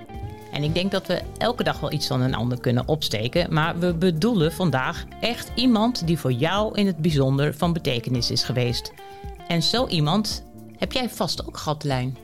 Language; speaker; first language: Dutch; native; Dutch